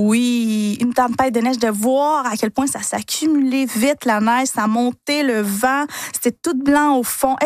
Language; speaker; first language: French; non-native, fluent; Spanish